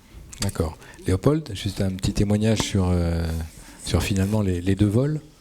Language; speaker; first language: French; native; French